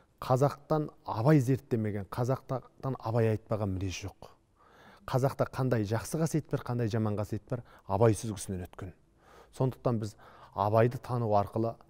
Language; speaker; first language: Kazakh; native; Kazakh